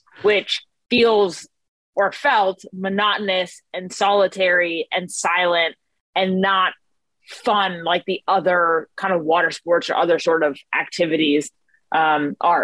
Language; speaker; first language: English; native; English